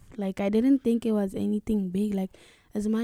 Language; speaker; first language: English; non-native, local second language; Tswana